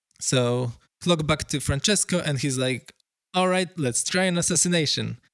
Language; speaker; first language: English; non-native, fluent; Polish